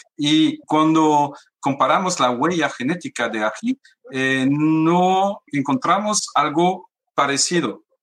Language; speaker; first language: Spanish; non-native, fluent; French